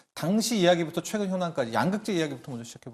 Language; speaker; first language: Korean; native; Korean